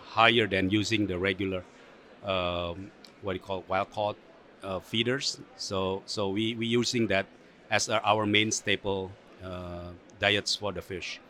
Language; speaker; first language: English; non-native, fluent; Indonesian